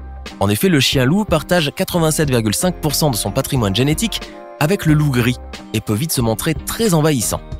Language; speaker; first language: French; native; French